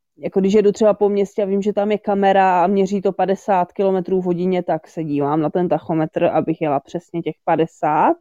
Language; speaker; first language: Czech; native; Czech